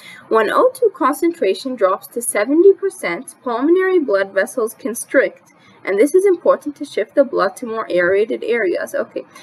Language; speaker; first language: English; non-native, fluent; Arabic